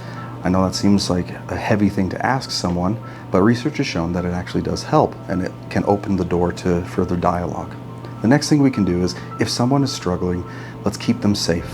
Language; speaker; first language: English; native; English